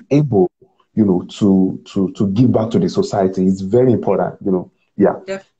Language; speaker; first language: English; non-native, local second language; Yoruba